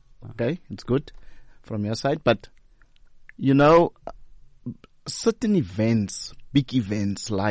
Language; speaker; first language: English; non-native, local second language; Afrikaans